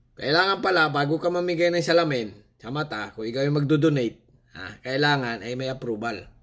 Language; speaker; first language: Filipino; non-native, local second language; Cebuano